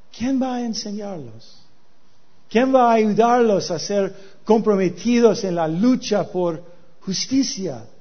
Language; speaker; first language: Spanish; non-native, learner; English